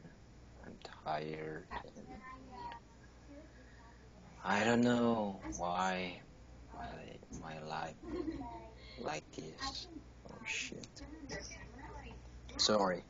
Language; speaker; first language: English; non-native, learner; Korean